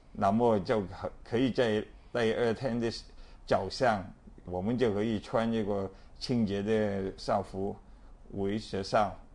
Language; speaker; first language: Chinese; non-native, local second language; Cantonese